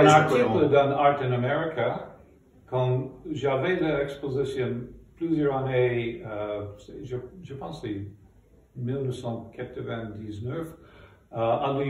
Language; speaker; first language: French; non-native, fluent; English